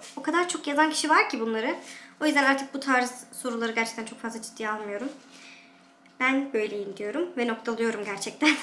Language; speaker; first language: Turkish; early bilingual, heritage; Turkish